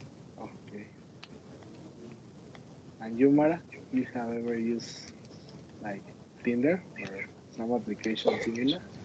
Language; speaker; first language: English; non-native, learner; Spanish